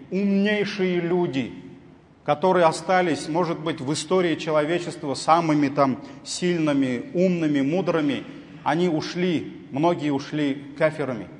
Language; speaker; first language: Russian; non-native, local second language; Tatar